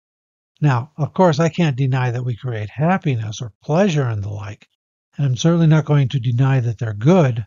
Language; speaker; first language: English; native; English